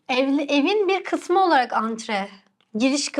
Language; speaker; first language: Turkish; native; Turkish